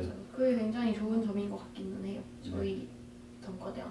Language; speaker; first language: Korean; native; Korean